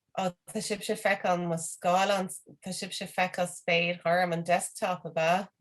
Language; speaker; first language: Irish; native; Irish